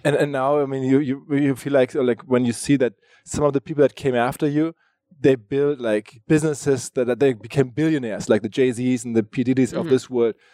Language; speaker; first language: English; non-native, fluent; German